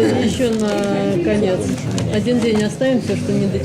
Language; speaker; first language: Russian; native; Russian